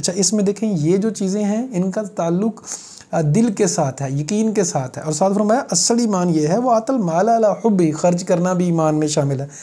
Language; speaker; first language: Urdu; non-native, local second language; Punjabi